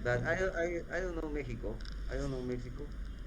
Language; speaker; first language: English; non-native, learner; Spanish